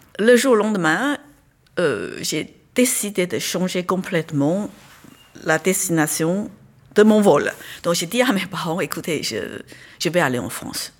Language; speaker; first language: French; non-native, fluent; Chinese